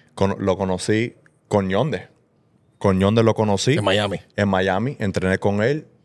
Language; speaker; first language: Spanish; early bilingual, heritage; Spanish